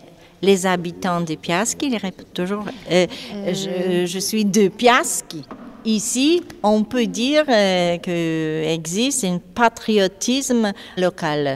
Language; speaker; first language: French; non-native, fluent; Polish